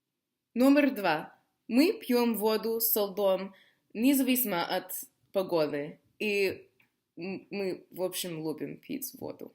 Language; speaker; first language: Russian; non-native, fluent; English